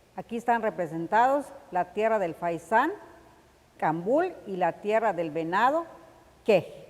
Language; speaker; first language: Spanish; native; Spanish